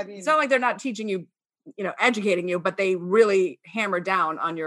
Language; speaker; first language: English; native; English